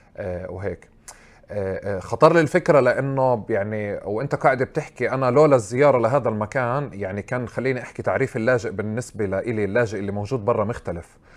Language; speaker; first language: Arabic; native; Arabic